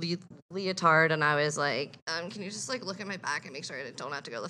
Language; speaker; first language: English; native; English